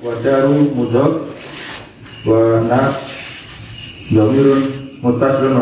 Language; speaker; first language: Arabic; non-native, learner; Indonesian